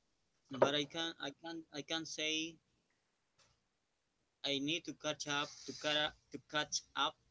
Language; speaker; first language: English; non-native, learner; Spanish